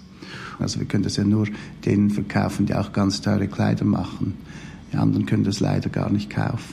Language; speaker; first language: German; native; German